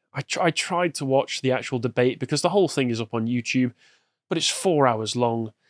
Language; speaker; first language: English; native; English